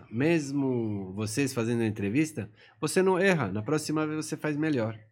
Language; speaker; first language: Portuguese; non-native, fluent; Persian